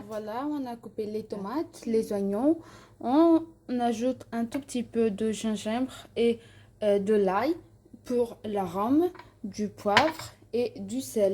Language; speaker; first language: French; non-native, local second language; Malagasy